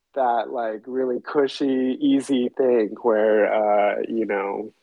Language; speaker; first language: English; early bilingual, other home language; Chinese